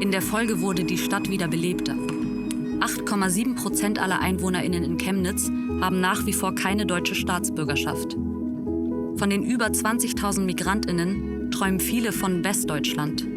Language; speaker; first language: German; native; German